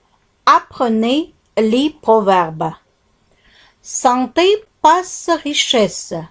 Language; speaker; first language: French; non-native, fluent; Kazakh